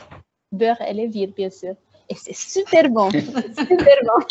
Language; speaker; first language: French; non-native, fluent; Romanian